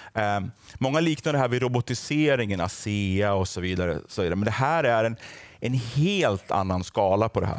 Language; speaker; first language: Swedish; native; Swedish